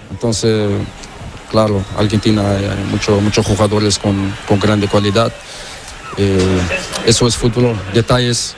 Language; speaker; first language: Spanish; non-native, learner; Portuguese